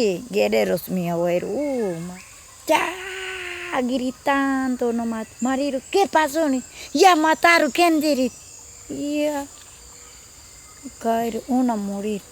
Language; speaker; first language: Spanish; non-native, local second language; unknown